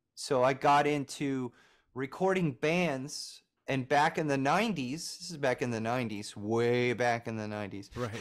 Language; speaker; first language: English; native; English